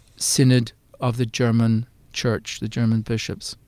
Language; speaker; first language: English; native; English